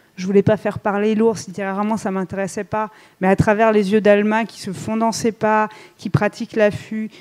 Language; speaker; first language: French; native; French